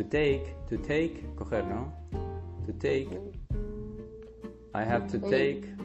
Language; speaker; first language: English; non-native, fluent; Spanish